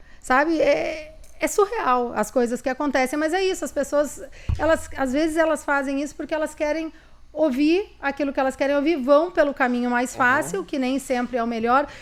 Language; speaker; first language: Portuguese; native; Portuguese